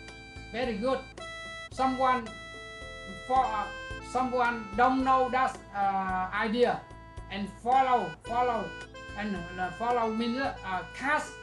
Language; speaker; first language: English; non-native, learner; Vietnamese